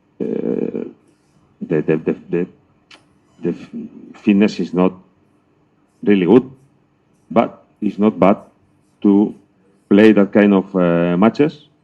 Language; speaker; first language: English; non-native, learner; Spanish